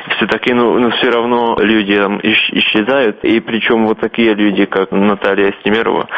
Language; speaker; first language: Russian; non-native, fluent; Czech